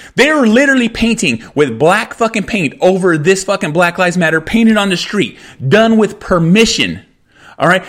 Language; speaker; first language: English; early bilingual, other home language; Spanish